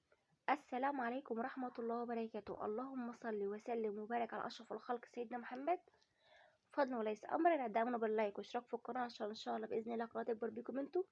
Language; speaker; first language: Arabic; native; Arabic